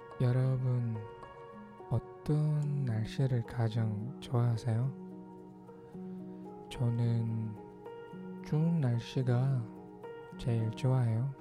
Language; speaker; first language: Korean; non-native, learner; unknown